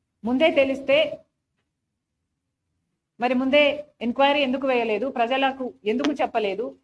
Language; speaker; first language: Telugu; native; Telugu